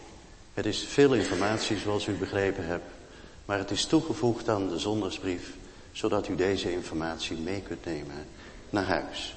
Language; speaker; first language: Dutch; native; Dutch